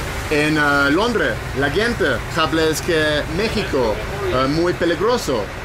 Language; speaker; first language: Spanish; non-native, learner; English